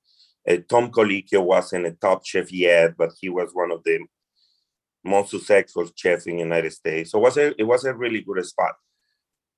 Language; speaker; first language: English; non-native, fluent; Spanish